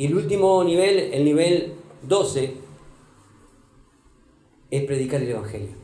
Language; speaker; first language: Spanish; native; Spanish